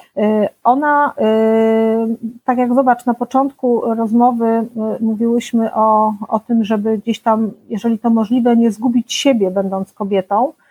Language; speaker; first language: Polish; native; Polish